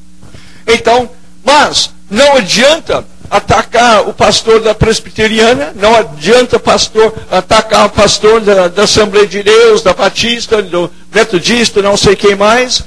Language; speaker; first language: Portuguese; non-native, fluent; English